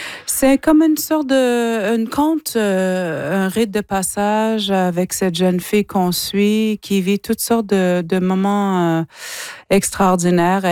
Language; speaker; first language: French; non-native, local second language; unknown